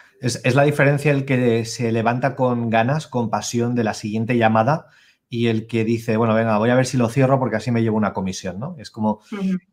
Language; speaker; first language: Spanish; native; Spanish